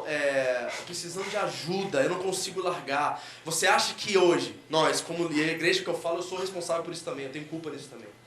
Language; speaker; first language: Portuguese; native; Portuguese